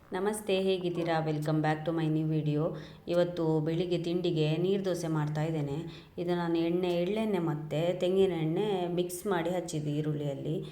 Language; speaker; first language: Kannada; non-native, local second language; Tulu